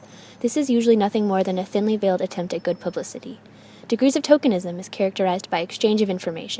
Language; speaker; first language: English; native; English